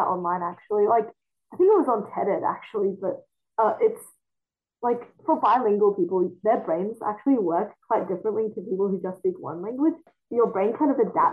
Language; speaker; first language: English; non-native, fluent; Chinese